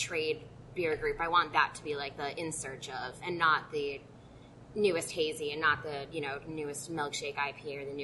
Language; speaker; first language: English; native; English